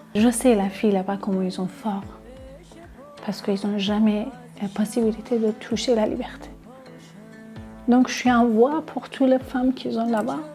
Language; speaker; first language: French; non-native, learner; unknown